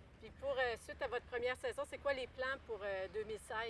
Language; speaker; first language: French; native; French